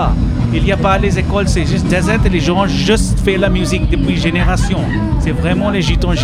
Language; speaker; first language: French; non-native, learner; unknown